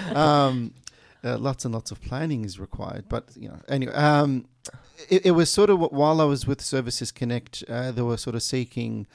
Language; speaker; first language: English; native; English